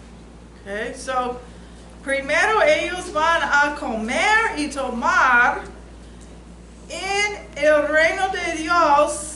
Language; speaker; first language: Spanish; non-native, fluent; English